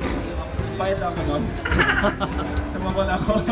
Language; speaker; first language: Filipino; non-native, learner; Japanese